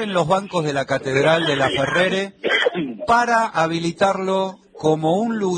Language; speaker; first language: Spanish; native; Spanish